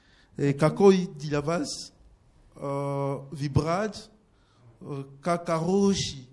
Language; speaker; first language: Russian; non-native, learner; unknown